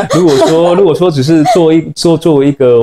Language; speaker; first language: Chinese; native; Chinese